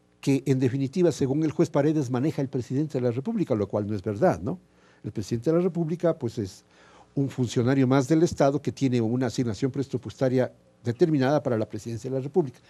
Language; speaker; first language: Spanish; native; Spanish